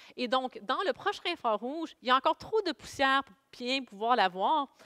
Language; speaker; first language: French; native; French